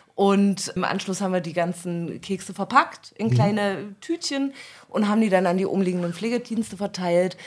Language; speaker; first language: German; native; German